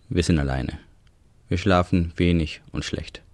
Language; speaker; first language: German; native; German